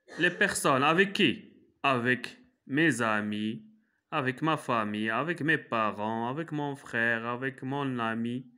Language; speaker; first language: French; non-native, local second language; Arabic